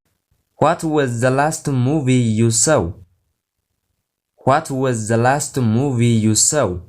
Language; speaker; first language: English; non-native, local second language; Oromo